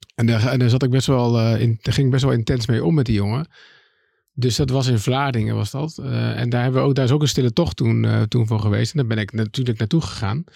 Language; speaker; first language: Dutch; native; Dutch